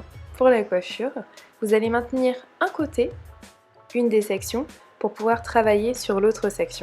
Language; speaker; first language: French; native; French